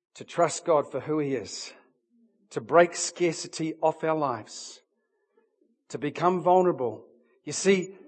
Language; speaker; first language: English; native; English